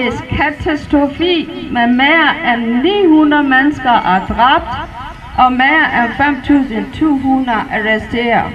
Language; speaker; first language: Danish; non-native, learner; Burmese